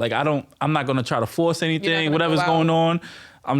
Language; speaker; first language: English; native; English